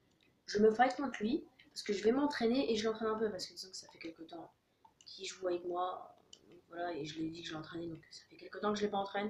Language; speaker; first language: French; native; French